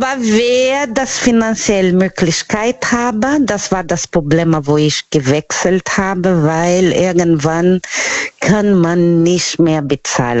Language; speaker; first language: German; non-native, learner; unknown